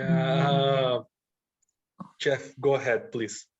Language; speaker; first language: English; non-native, learner; Portuguese